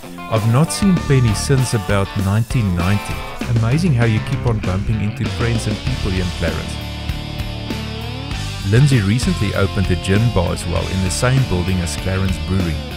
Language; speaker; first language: English; non-native, local second language; Afrikaans